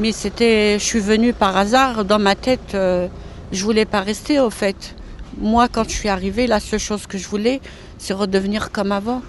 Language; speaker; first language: French; non-native, local second language; Arabic